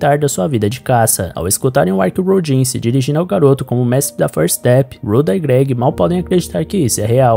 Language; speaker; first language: Portuguese; native; Portuguese